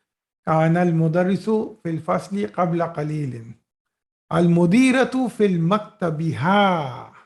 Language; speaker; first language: Arabic; non-native, fluent; Urdu